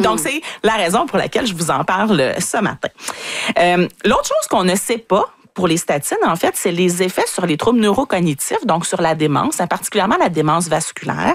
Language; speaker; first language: French; native; French